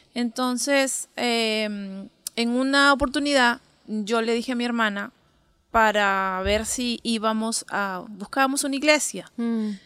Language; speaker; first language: Spanish; native; Spanish